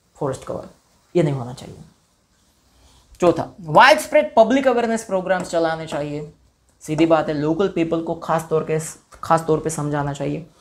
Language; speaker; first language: Hindi; non-native, local second language; Gujarati